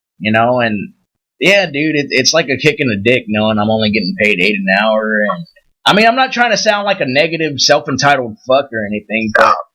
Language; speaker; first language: English; native; English